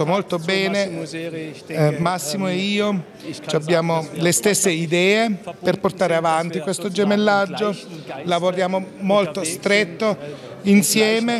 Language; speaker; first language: Italian; non-native, fluent; German